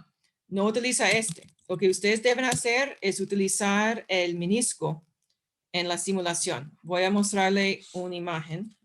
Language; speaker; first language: Spanish; non-native, fluent; English